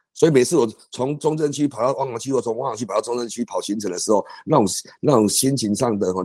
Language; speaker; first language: Chinese; native; Chinese